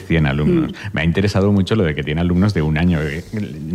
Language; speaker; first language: Spanish; native; Spanish